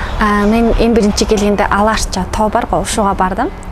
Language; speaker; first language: Kyrgyz; non-native, learner; Mongolian